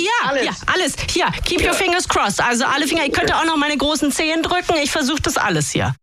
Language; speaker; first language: German; native; German